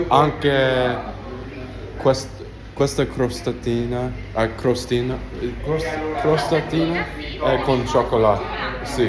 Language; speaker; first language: Italian; non-native, learner; English